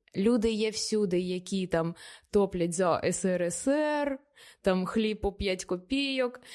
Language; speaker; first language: Ukrainian; native; Ukrainian